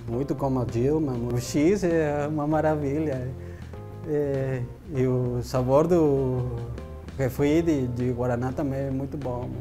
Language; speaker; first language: Portuguese; non-native, fluent; Spanish